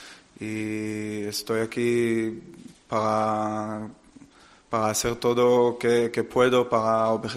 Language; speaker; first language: Spanish; non-native, learner; Hebrew